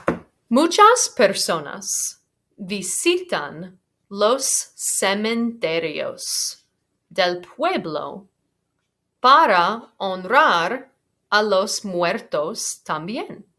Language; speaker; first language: Spanish; non-native, fluent; English